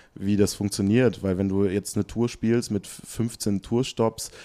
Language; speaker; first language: German; native; German